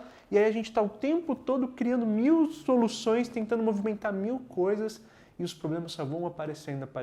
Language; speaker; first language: Portuguese; native; Portuguese